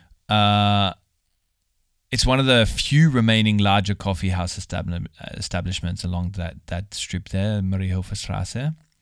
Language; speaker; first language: English; native; English